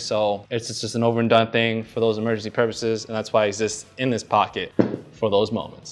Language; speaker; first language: English; native; English